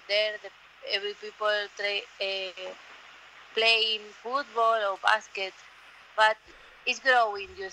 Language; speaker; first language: English; non-native, learner; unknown